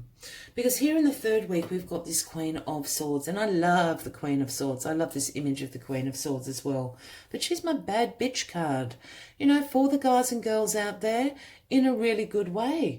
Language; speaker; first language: English; native; English